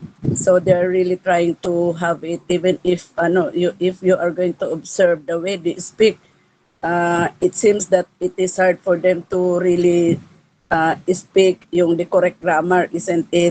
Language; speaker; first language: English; non-native, local second language; Filipino